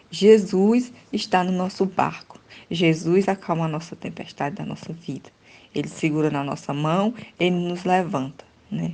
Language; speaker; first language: Portuguese; native; Portuguese